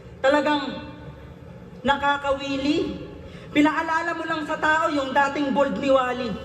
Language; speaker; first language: Filipino; native; Filipino